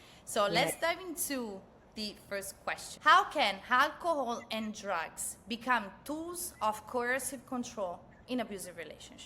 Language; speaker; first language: English; non-native, fluent; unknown